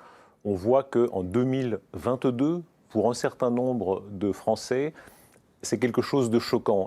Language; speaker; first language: French; native; French